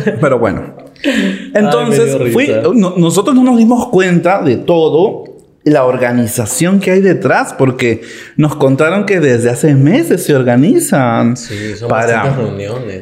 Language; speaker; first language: Spanish; native; Spanish